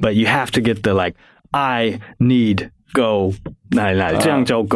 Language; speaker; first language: English; native; English